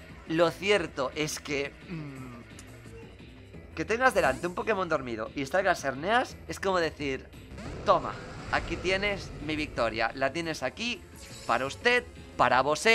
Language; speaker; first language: Spanish; native; Spanish